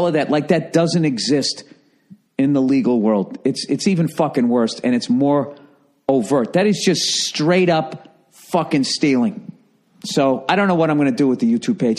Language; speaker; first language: English; native; English